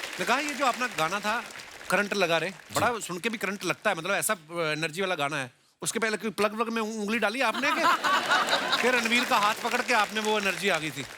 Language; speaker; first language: Hindi; non-native, local second language; Punjabi